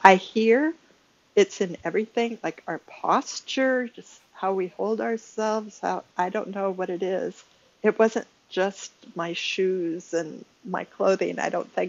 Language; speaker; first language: English; native; English